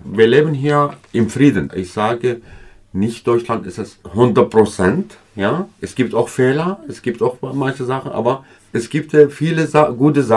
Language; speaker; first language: German; non-native, learner; Kurdish